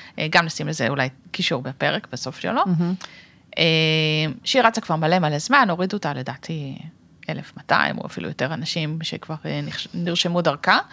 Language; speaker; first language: Hebrew; native; Hebrew